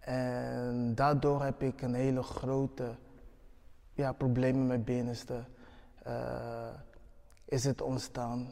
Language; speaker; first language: Dutch; non-native, fluent; Portuguese